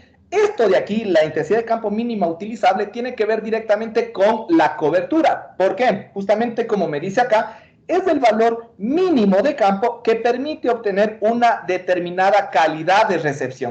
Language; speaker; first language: Spanish; native; Spanish